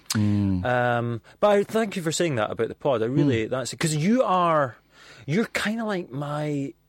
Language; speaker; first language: English; native; English